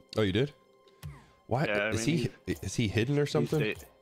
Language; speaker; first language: English; native; English